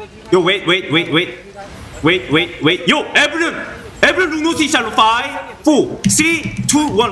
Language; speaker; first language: English; non-native, learner; Korean